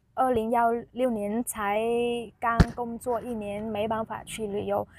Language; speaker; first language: Chinese; non-native, fluent; Vietnamese